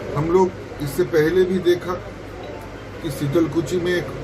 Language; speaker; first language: Hindi; non-native, local second language; Bangla